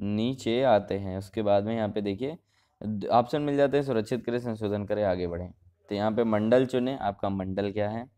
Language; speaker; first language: Hindi; native; Hindi